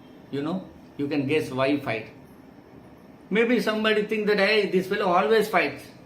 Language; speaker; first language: English; non-native, local second language; Telugu